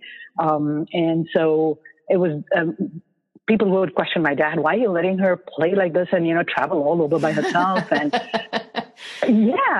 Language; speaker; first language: English; non-native, local second language; Bangla